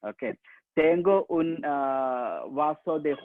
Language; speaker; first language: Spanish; non-native, fluent; Malayalam